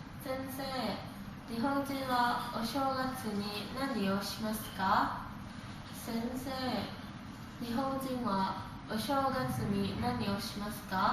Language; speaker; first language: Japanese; non-native, fluent; Thai